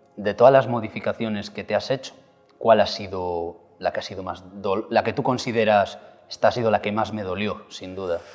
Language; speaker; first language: Spanish; native; Spanish